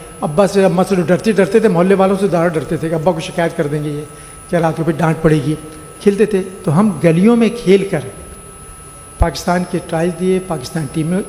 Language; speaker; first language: Urdu; native; Urdu